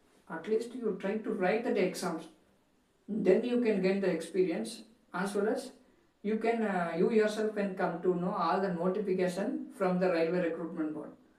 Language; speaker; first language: English; non-native, local second language; Tamil